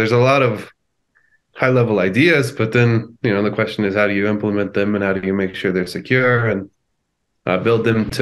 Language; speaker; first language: English; native; English